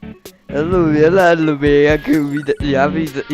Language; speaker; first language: Polish; early bilingual, heritage; Polish